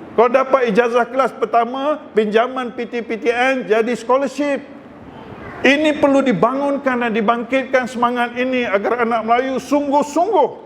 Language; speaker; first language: Malay; native; Malay